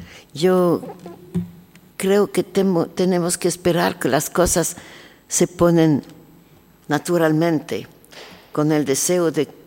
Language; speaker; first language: Spanish; non-native, learner; French